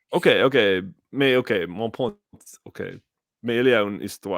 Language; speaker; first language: French; non-native, learner; English